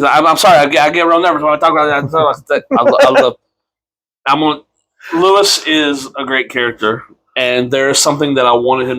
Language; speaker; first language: English; native; English